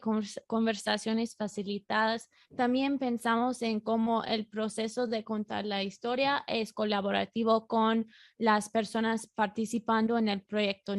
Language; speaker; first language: Spanish; non-native, fluent; English